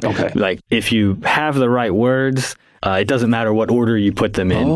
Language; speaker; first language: English; native; English